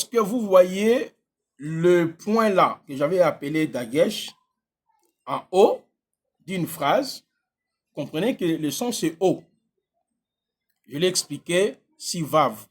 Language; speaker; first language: French; non-native, local second language; Lingala